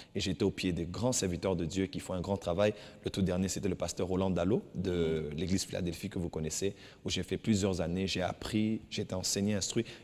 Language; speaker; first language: French; non-native, local second language; Lingala